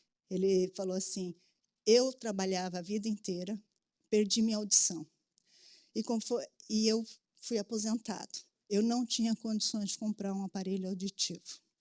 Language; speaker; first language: Portuguese; native; Portuguese